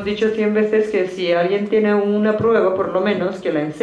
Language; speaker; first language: Spanish; native; Spanish